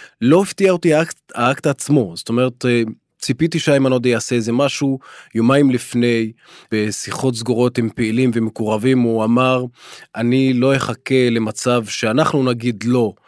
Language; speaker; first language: Hebrew; non-native, local second language; Arabic